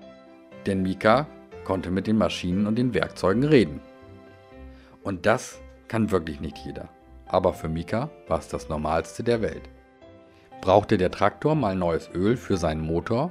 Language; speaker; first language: German; native; German